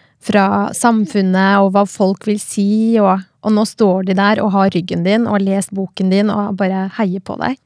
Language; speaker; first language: Norwegian; native; Norwegian